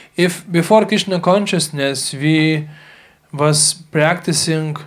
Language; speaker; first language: English; non-native, fluent; Lithuanian